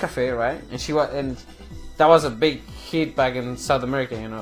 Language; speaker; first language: English; non-native, fluent; Spanish